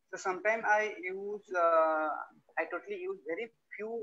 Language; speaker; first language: English; non-native, local second language; Odia